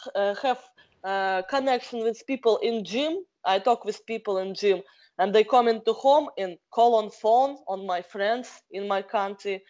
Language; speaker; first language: English; non-native, learner; Kazakh